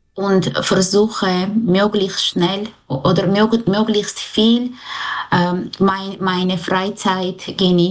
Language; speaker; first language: German; non-native, fluent; Armenian